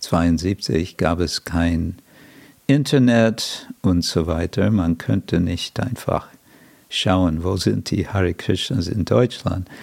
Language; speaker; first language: German; non-native, fluent; English